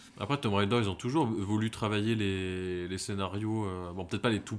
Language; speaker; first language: French; native; French